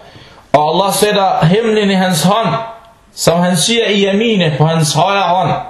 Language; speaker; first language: Danish; non-native, fluent; Arabic